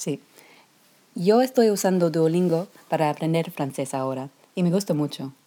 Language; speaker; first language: Spanish; non-native, learner; English